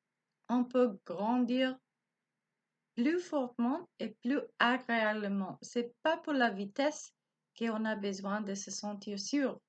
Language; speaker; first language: French; non-native, learner; Spanish